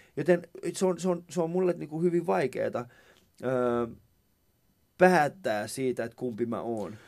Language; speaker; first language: Finnish; early bilingual, other home language; Persian